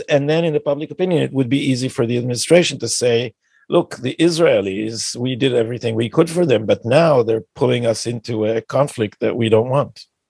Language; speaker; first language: English; non-native, fluent; Hebrew